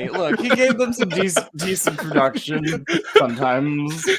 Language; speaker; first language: English; native; English